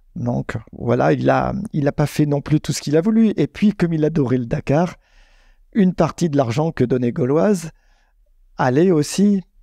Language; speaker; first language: French; native; French